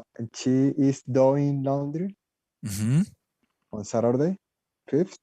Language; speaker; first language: English; non-native, learner; Spanish